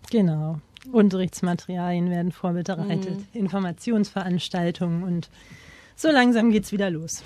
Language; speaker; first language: German; native; German